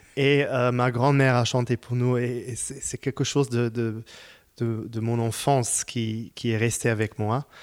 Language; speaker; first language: French; non-native, fluent; Hebrew